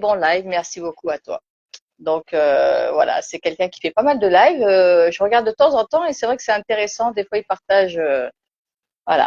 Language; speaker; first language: French; native; French